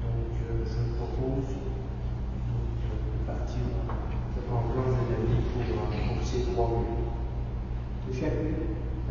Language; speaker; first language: French; native; French